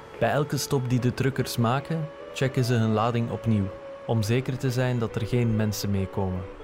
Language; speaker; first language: Dutch; native; Dutch